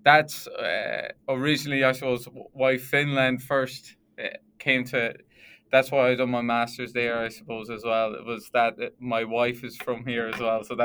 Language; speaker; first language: English; native; English